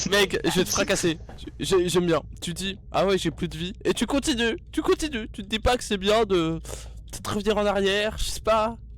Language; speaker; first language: French; native; French